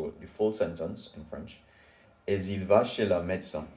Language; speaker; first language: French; non-native, learner; English